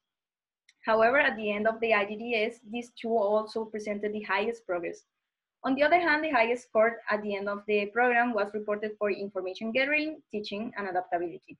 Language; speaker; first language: English; non-native, fluent; Spanish